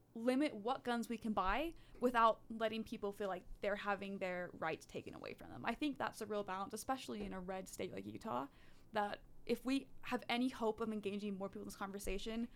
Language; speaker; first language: English; early bilingual, other home language; Dutch